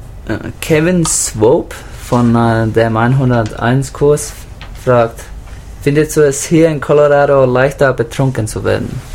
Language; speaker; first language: German; non-native, learner; English